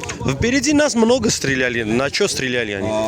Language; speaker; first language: Russian; non-native, fluent; Armenian